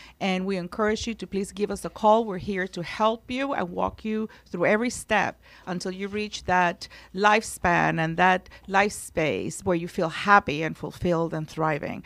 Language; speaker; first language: English; non-native, local second language; Spanish